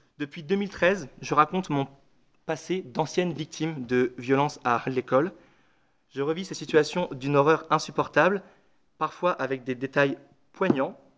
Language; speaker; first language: French; native; French